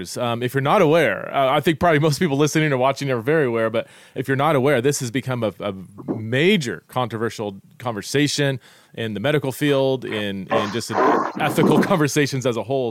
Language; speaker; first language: English; native; English